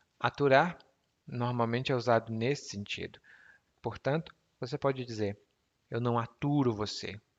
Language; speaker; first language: Portuguese; native; Portuguese